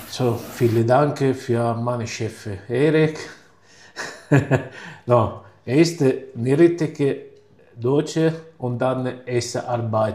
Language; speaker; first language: German; non-native, learner; Italian